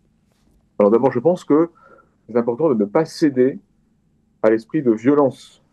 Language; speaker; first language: French; native; French